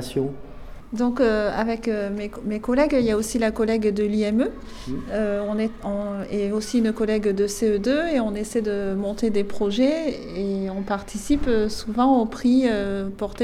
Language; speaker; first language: French; native; French